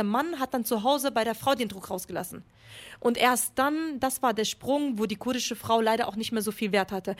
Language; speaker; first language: German; early bilingual, other home language; Kurdish